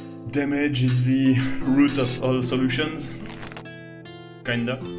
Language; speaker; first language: English; non-native, fluent; French